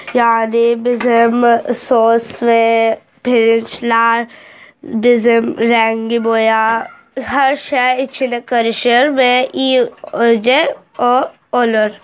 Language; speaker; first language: Turkish; non-native, learner; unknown